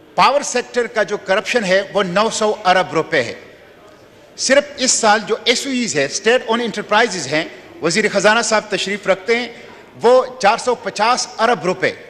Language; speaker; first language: Urdu; non-native, local second language; Pashto